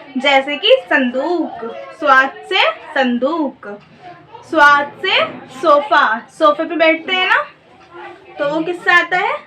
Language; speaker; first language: Urdu; native; Urdu